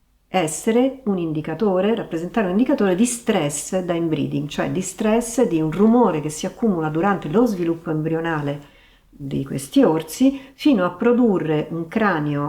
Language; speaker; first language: Italian; native; Italian